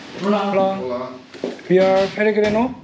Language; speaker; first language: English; non-native, learner; Korean